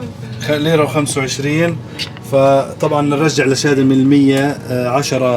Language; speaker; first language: Arabic; native; Arabic